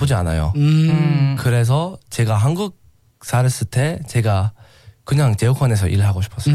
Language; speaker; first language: Korean; non-native, learner; English